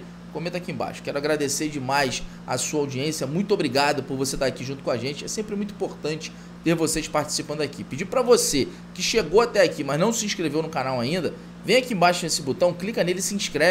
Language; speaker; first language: Portuguese; native; Portuguese